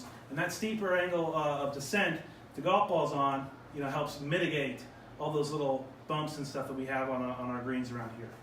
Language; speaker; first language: English; native; English